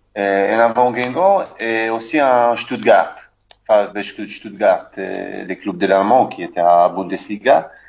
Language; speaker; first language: French; non-native, learner; Polish